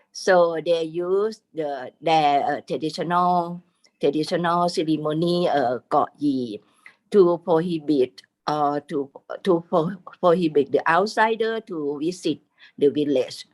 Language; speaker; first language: English; non-native, fluent; Thai